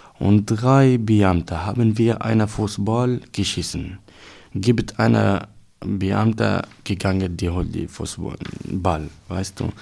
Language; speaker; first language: German; non-native, learner; Arabic